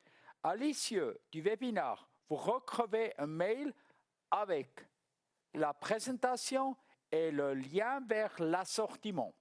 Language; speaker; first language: French; non-native, local second language; German